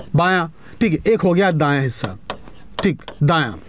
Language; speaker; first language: Hindi; native; Hindi